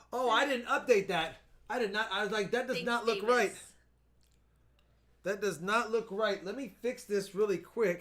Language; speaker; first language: English; native; English